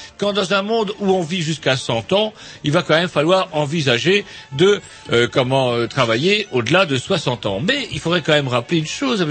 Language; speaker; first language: French; native; French